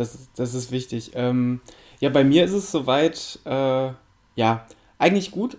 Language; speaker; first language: German; native; German